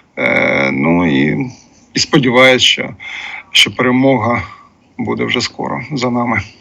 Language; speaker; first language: Ukrainian; non-native, local second language; Russian